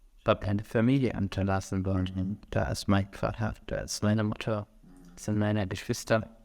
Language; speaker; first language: German; non-native, fluent; Arabic